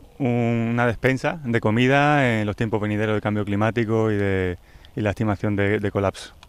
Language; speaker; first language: Spanish; native; Spanish